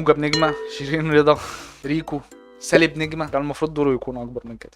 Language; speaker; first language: Arabic; native; Arabic